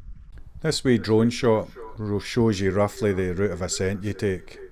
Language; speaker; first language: English; native; English